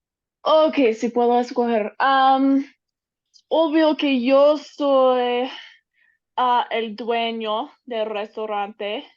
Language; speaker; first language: Spanish; non-native, learner; English